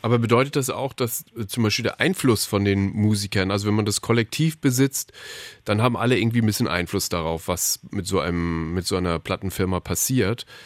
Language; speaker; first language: German; native; German